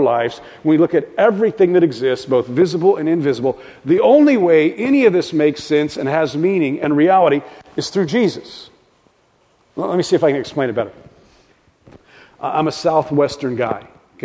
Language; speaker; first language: English; native; English